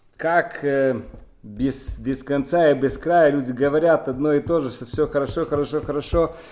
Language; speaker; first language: Russian; non-native, local second language; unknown